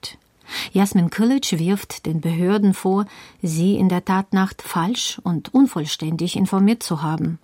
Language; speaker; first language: German; native; German